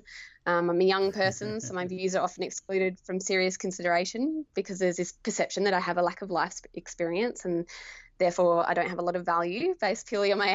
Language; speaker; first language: English; native; English